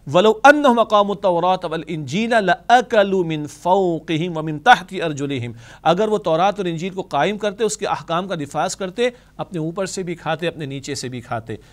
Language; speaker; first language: Urdu; native; Urdu